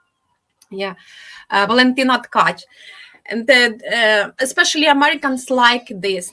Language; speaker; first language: English; non-native, fluent; Ukrainian